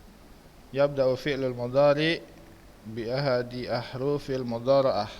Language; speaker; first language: Arabic; non-native, fluent; Indonesian